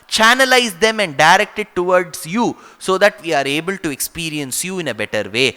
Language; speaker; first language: English; non-native, local second language; Tamil